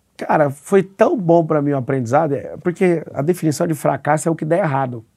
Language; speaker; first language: Portuguese; native; Portuguese